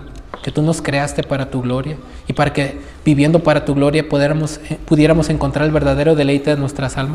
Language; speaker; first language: Spanish; native; Spanish